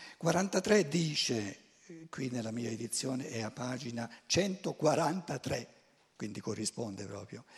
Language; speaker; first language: Italian; native; Italian